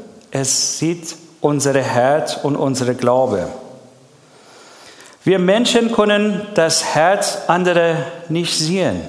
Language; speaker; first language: German; non-native, learner; Persian